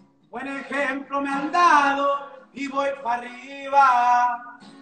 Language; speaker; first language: Spanish; early bilingual, heritage; Spanish